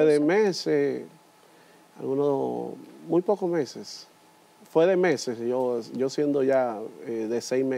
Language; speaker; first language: Spanish; native; Spanish